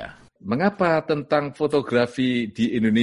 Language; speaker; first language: Indonesian; native; Indonesian